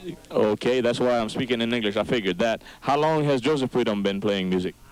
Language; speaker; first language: English; early bilingual, other home language; French